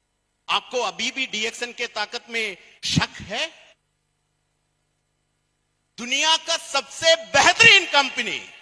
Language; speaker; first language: Hindi; non-native, fluent; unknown